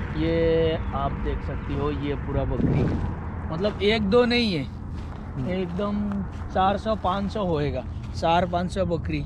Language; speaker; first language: Hindi; non-native, local second language; Bangla